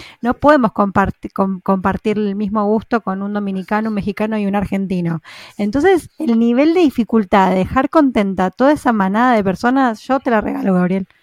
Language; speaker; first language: Spanish; native; Spanish